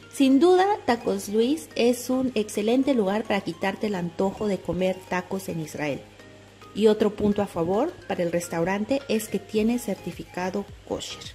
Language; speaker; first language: Spanish; native; Spanish